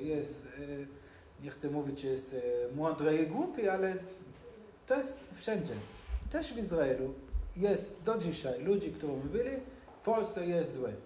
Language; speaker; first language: Polish; non-native, learner; Hebrew